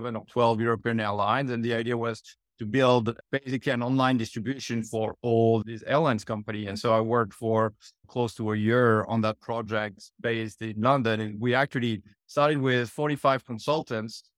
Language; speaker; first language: English; non-native, fluent; French